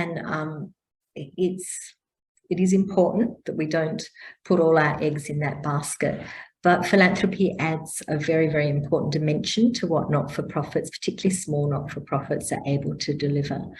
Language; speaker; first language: English; native; English